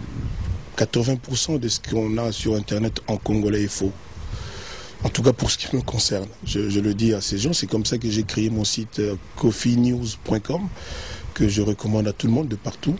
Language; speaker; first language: French; non-native, local second language; Lingala